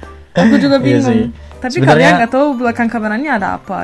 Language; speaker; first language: Indonesian; non-native, fluent; Turkish